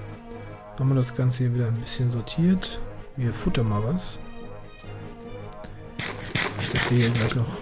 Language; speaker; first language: German; native; German